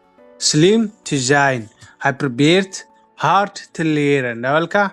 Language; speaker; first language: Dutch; non-native, fluent; Tigrinya